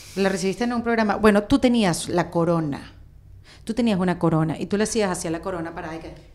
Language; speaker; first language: Spanish; native; Spanish